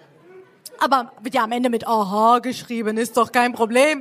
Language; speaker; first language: German; early bilingual, other home language; Persian